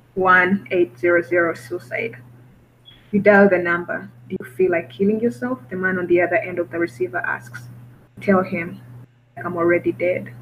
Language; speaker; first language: English; non-native, local second language; Kinyarwanda